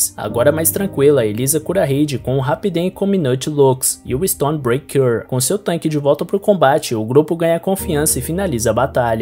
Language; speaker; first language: Portuguese; native; Portuguese